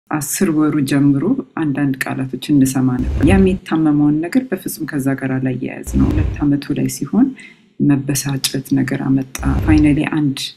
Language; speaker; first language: Amharic; native; Amharic